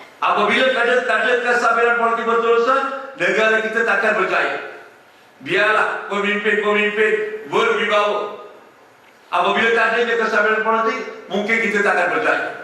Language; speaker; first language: Malay; non-native, local second language; Tamil